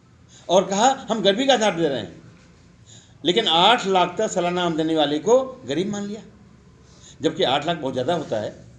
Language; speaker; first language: Hindi; native; Hindi